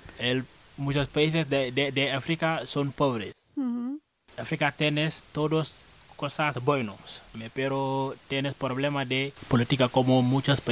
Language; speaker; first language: Spanish; non-native, learner; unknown